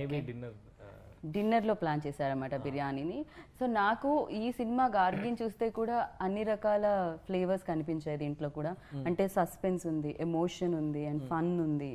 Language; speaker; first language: Telugu; native; Telugu